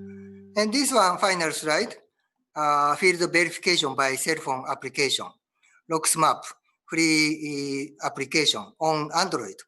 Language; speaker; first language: English; non-native, learner; Japanese